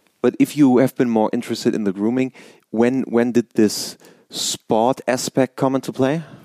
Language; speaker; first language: English; non-native, fluent; German